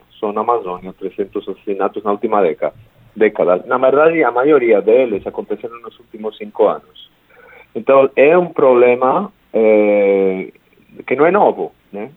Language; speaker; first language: Portuguese; non-native, fluent; Spanish